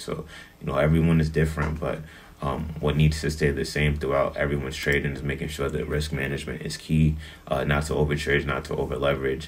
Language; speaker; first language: English; native; English